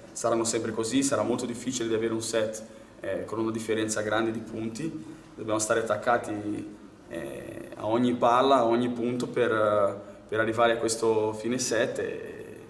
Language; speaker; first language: Italian; non-native, fluent; Portuguese